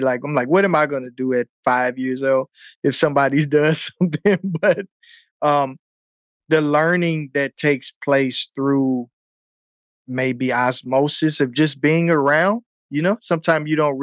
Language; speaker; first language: English; native; English